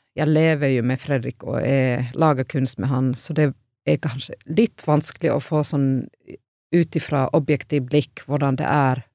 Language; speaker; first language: Norwegian; non-native, fluent; Finnish